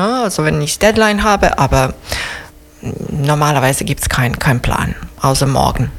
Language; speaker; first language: German; non-native, fluent; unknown